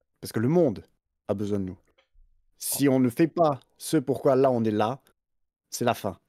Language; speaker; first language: French; native; French